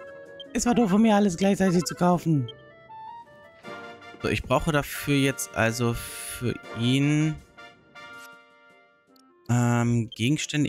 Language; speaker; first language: German; native; German